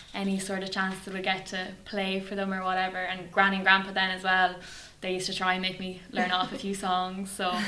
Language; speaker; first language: English; native; English